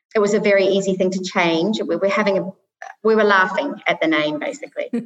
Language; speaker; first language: English; native; English